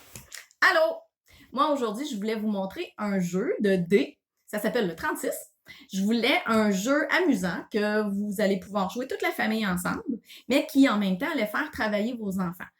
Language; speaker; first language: French; native; French